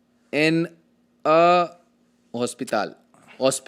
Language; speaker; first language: Spanish; non-native, learner; Hindi